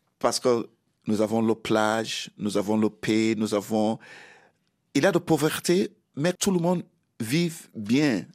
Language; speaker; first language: French; non-native, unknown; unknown